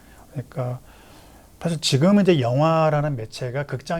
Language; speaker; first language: Korean; native; Korean